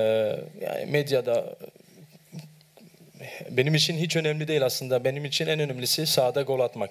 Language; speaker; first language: Turkish; early bilingual, heritage; Turkish